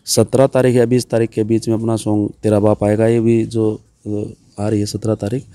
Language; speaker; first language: Hindi; native; Hindi